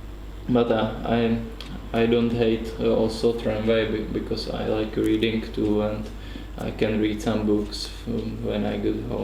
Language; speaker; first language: English; non-native, learner; Czech